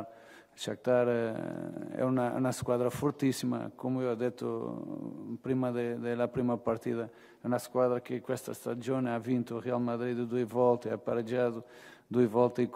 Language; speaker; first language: Italian; non-native, fluent; Portuguese